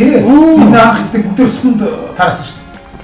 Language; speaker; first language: Mongolian; non-native, local second language; Kazakh